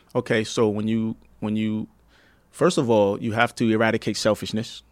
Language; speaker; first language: English; native; English